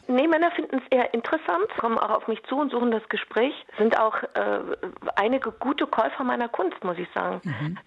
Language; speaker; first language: German; native; German